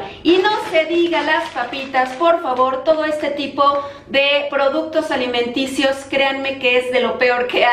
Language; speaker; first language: Spanish; native; Spanish